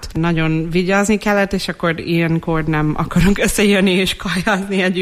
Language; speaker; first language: Hungarian; non-native, fluent; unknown